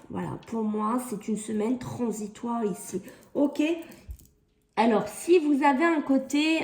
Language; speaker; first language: French; native; French